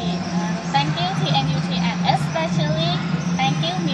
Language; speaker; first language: English; non-native, learner; Thai